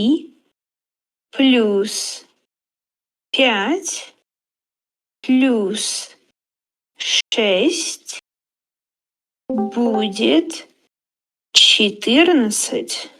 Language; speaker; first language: Russian; non-native, learner; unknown